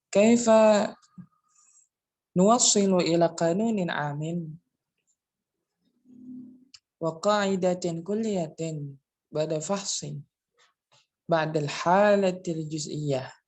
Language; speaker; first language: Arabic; non-native, learner; Indonesian